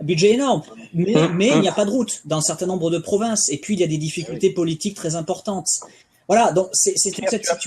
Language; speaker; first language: French; native; French